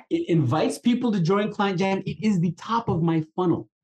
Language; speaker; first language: English; non-native, local second language; Igbo